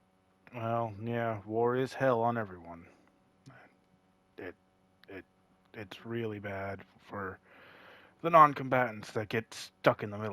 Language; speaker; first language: English; native; English